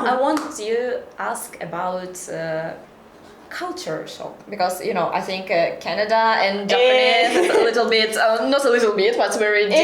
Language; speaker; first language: English; non-native, fluent; Russian